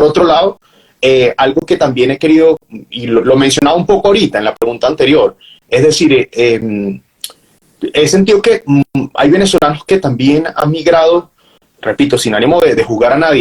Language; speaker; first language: Spanish; native; Spanish